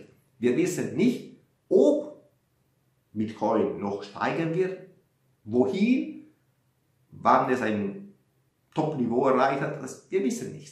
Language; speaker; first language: German; non-native, fluent; Italian